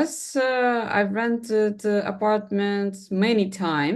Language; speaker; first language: English; non-native, learner; Russian